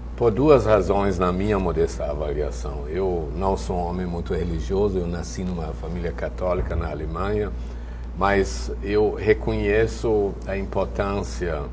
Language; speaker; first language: Portuguese; non-native, fluent; German